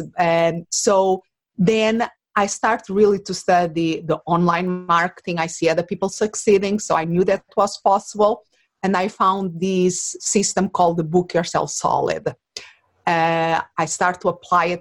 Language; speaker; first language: English; non-native, fluent; Portuguese